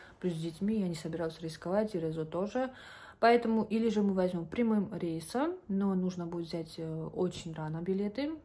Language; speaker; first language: Russian; non-native, local second language; Georgian